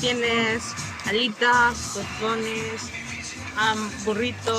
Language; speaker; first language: Spanish; native; Spanish